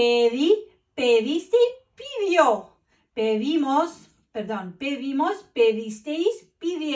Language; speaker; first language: Spanish; non-native, fluent; Arabic